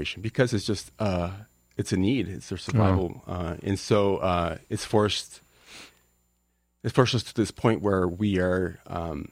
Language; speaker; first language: English; non-native, fluent; Spanish